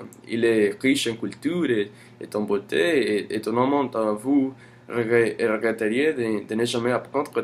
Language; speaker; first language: French; non-native, learner; English